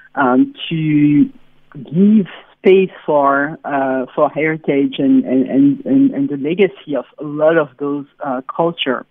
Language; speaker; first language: English; non-native, fluent; French